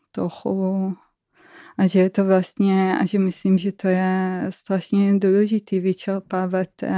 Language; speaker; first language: Czech; non-native, fluent; Hebrew